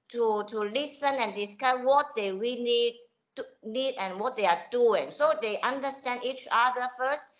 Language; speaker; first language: English; non-native, local second language; Cantonese